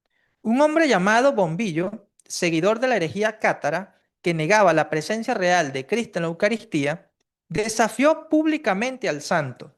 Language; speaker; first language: Spanish; native; Spanish